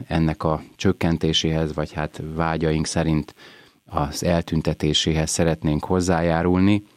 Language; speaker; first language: Hungarian; native; Hungarian